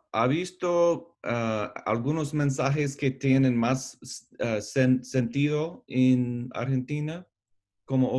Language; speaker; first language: Spanish; non-native, learner; English